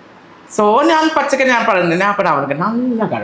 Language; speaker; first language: Malayalam; non-native, fluent; Assamese